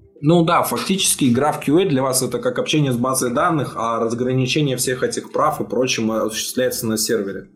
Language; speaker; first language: Russian; native; Russian